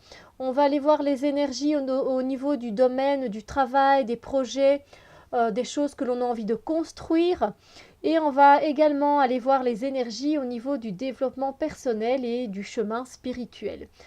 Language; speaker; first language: French; native; French